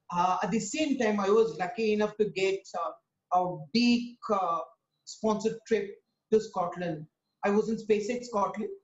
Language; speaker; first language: English; non-native, local second language; Tamil